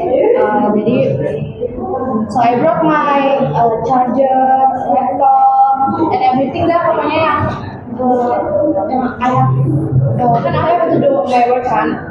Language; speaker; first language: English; non-native, learner; Indonesian